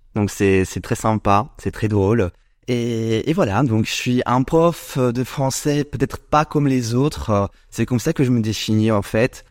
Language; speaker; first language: French; non-native, fluent; Polish